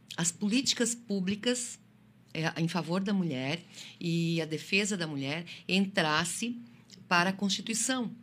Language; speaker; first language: Portuguese; native; Portuguese